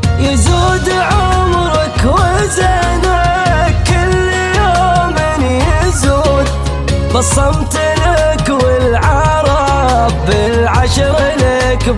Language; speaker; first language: Arabic; native; Arabic